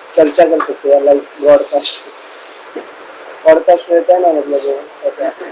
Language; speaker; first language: Hindi; non-native, local second language; Marathi